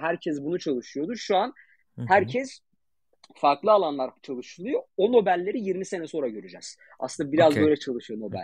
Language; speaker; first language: Turkish; native; Turkish